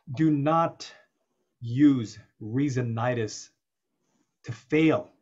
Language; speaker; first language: English; native; English